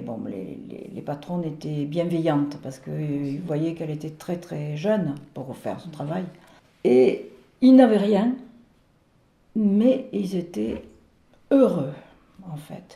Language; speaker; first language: French; early bilingual, other home language; Spanish